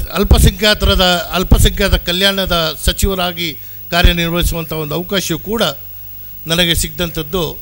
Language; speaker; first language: Kannada; non-native, local second language; Urdu